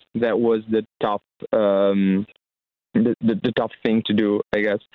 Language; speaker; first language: English; non-native, fluent; Italian